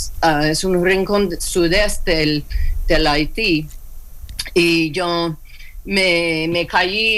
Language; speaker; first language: Spanish; non-native, learner; English